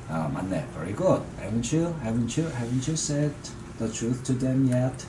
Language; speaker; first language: English; non-native, fluent; Korean